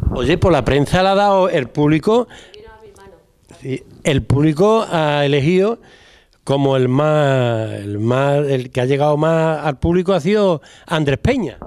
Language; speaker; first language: Spanish; native; Spanish